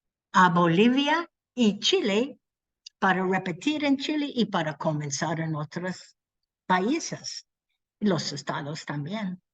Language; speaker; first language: Spanish; non-native, learner; English